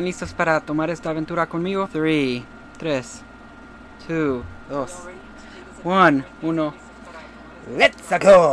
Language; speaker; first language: Spanish; non-native, fluent; English